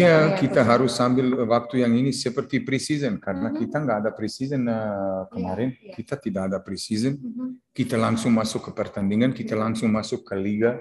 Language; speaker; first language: Indonesian; non-native, fluent; Serbian